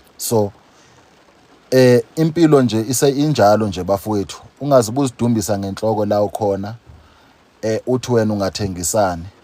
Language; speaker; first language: Zulu; non-native, local second language; Xhosa